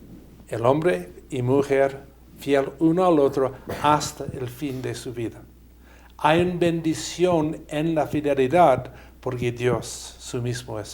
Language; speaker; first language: Spanish; non-native, fluent; English